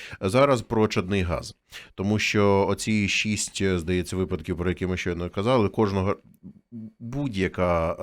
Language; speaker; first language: Ukrainian; native; Ukrainian